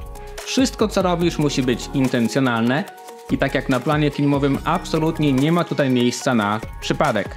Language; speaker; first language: Polish; native; Polish